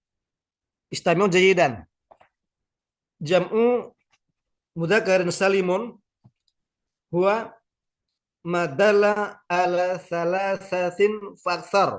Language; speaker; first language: Arabic; non-native, learner; Indonesian